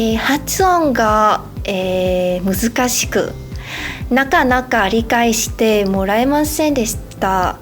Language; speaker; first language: Japanese; non-native, learner; Vietnamese